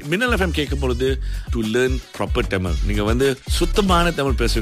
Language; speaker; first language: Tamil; non-native, local second language; English